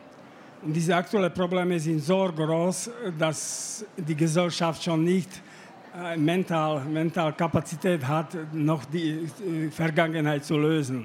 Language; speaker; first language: German; non-native, fluent; Slovak